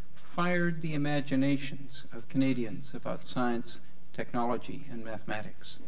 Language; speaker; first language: English; native; English